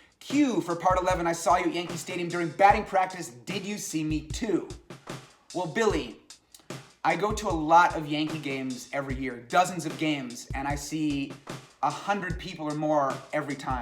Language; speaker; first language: English; native; English